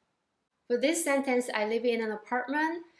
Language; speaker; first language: English; non-native, fluent; Korean